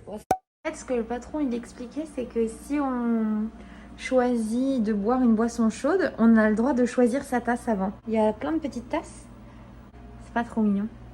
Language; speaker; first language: French; native; French